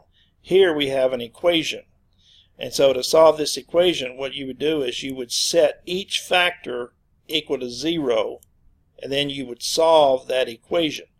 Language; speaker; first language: English; native; English